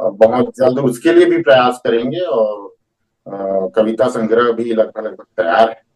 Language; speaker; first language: Hindi; native; Hindi